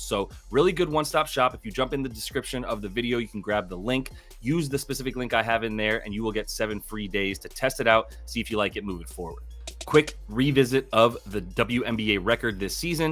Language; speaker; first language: English; native; English